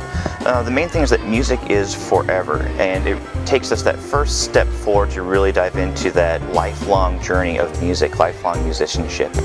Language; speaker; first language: English; native; English